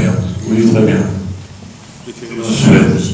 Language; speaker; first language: French; non-native, fluent; Swedish